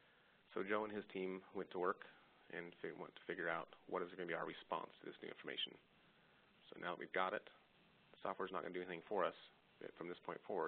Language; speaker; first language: English; native; English